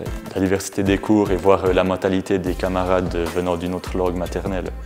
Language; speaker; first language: French; native; French